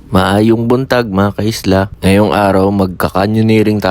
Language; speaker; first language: Filipino; non-native, local second language; Cebuano